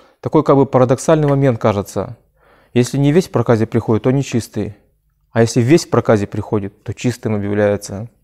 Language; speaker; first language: Russian; native; Russian